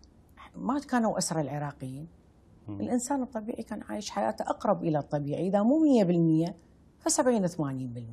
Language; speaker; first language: Arabic; native; Arabic